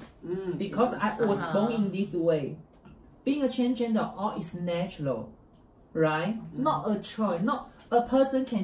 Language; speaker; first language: English; non-native, learner; Chinese